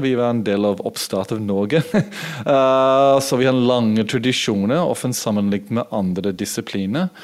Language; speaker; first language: Norwegian; non-native, fluent; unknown